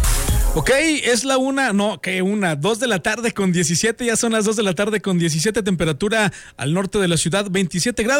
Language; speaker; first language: Spanish; native; Spanish